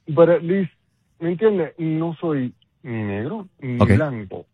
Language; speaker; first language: Spanish; non-native, local second language; Papiamento